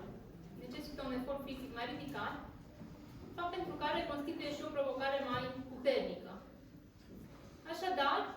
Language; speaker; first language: Romanian; native; Romanian